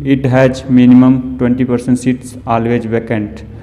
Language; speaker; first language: English; non-native, local second language; Hindi